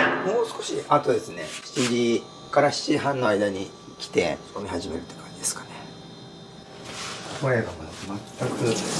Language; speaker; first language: Japanese; native; Japanese